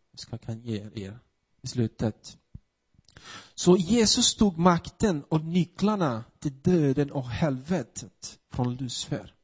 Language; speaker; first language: Swedish; non-native, fluent; Portuguese